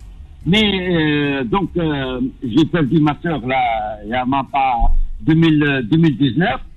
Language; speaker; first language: French; non-native, learner; Arabic